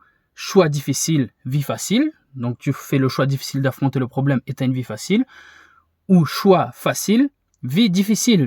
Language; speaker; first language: French; native; French